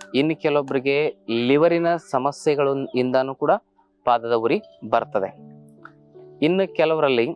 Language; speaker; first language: Kannada; native; Kannada